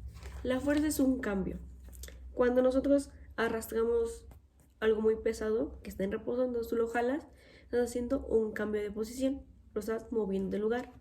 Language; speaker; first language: Spanish; native; Spanish